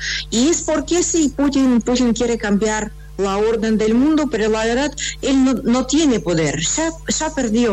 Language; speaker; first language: Spanish; non-native, fluent; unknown